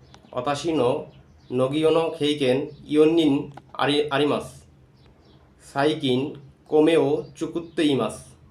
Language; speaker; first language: Japanese; non-native, learner; Bangla